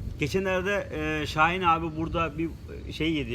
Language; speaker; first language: Turkish; native; Turkish